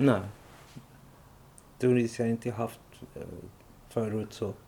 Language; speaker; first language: Swedish; non-native, learner; Arabic